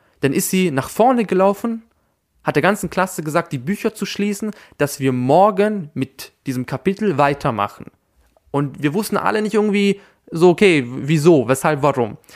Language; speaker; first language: German; early bilingual, other home language; Albanian